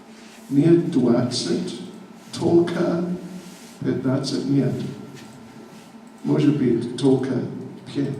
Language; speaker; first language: Russian; non-native, learner; English